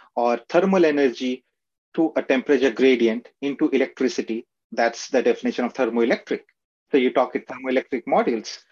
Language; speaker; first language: English; non-native, local second language; Marathi